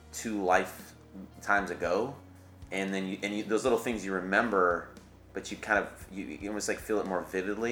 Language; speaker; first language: English; native; English